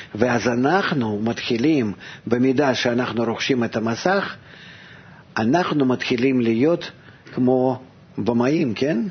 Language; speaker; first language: Hebrew; non-native, fluent; Russian